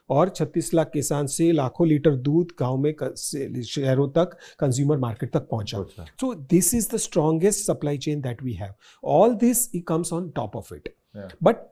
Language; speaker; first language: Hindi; non-native, local second language; Gujarati